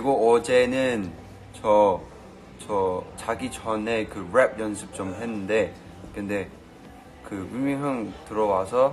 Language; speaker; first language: Korean; non-native, learner; Chinese